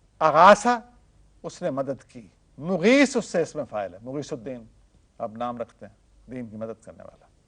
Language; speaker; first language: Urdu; native; Urdu